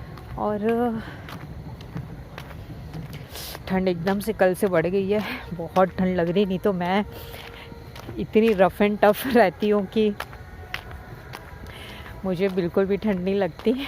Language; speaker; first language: Hindi; native; Hindi